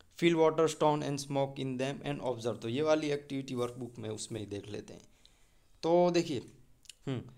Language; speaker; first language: Hindi; native; Hindi